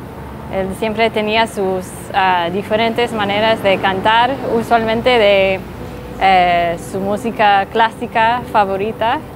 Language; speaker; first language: Spanish; non-native, fluent; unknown